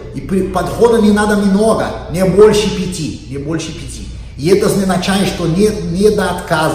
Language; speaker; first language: Russian; non-native, learner; Portuguese